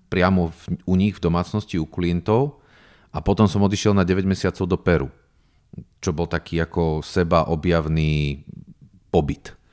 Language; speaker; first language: Slovak; native; Slovak